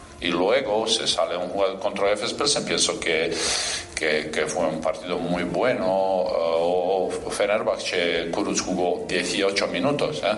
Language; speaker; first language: Spanish; non-native, fluent; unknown